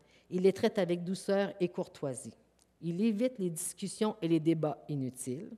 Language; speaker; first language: French; native; French